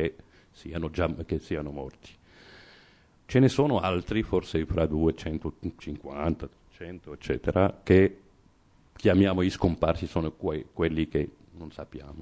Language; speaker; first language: Italian; non-native, fluent; Arabic